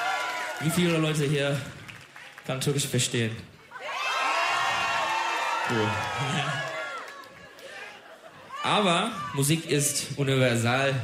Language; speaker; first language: German; non-native, learner; Turkish